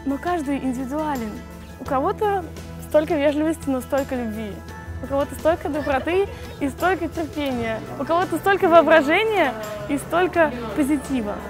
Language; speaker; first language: Russian; native; Russian